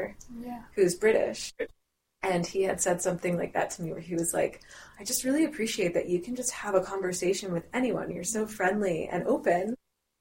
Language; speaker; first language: English; non-native, local second language; French